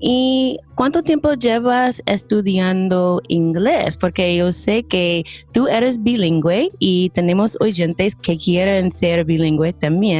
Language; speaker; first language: Spanish; non-native, fluent; English